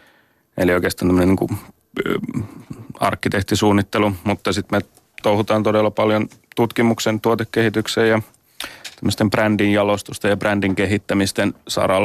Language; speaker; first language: Finnish; native; Finnish